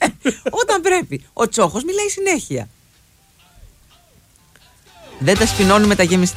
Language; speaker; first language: Greek; native; Greek